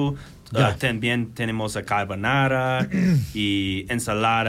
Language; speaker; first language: Spanish; non-native, learner; English